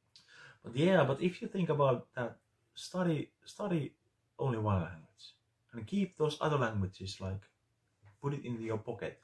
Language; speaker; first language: English; non-native, fluent; Finnish